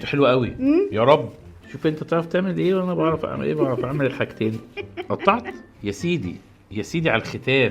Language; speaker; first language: Arabic; native; Arabic